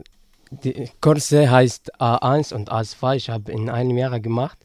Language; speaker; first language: German; non-native, learner; Arabic